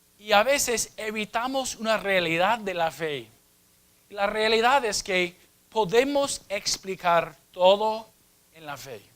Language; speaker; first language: Spanish; non-native, fluent; English